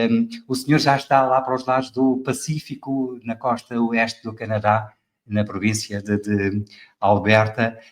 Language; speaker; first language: Portuguese; native; Portuguese